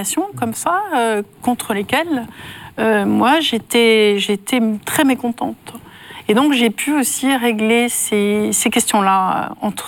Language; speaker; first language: French; native; French